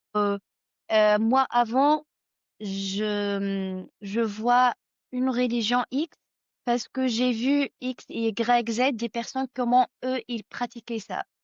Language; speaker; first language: French; non-native, local second language; Arabic